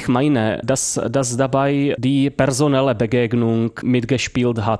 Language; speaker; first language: German; non-native, fluent; Czech